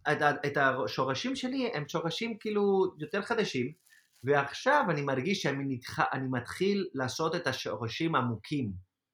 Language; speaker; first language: Hebrew; non-native, fluent; Spanish